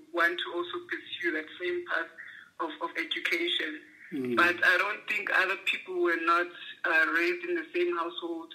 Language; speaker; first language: English; non-native, local second language; Xhosa